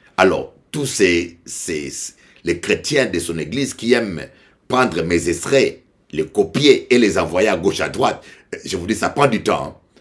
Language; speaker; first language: French; non-native, local second language; Lingala